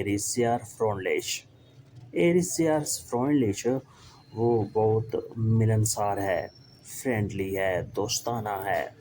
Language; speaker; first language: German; non-native, fluent; Urdu